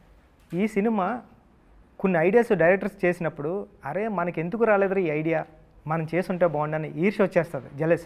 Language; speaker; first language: Telugu; native; Telugu